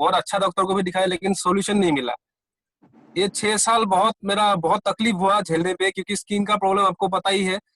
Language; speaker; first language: Hindi; non-native, local second language; Assamese